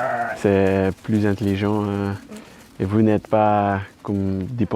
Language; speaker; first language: French; non-native, learner; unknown